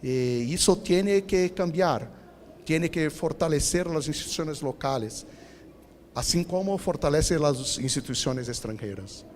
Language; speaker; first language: Spanish; non-native, fluent; Portuguese